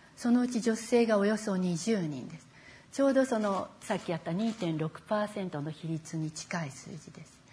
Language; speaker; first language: Japanese; native; Japanese